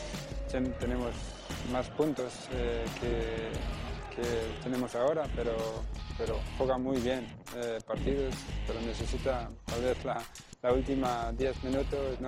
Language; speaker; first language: Spanish; non-native, learner; Danish